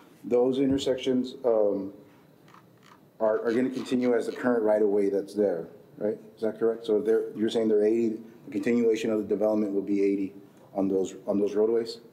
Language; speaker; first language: English; early bilingual, other home language; Spanish